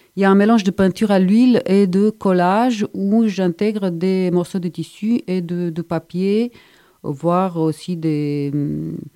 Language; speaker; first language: French; non-native, fluent; Romanian